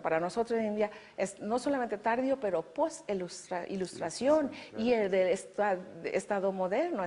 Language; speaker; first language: Spanish; non-native, fluent; Bangla